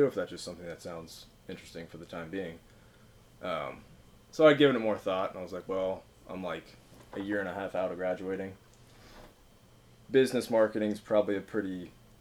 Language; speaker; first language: English; native; English